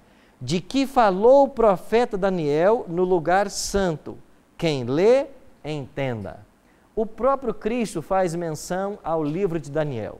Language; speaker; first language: Portuguese; native; Portuguese